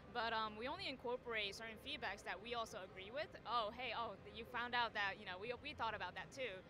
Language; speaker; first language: English; non-native, fluent; Japanese